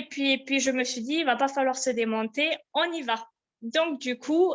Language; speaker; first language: French; native; French